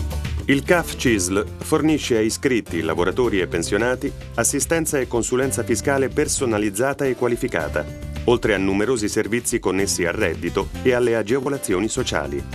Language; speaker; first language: Italian; native; Italian